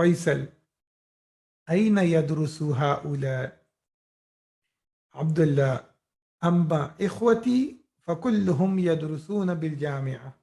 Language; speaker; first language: Arabic; non-native, fluent; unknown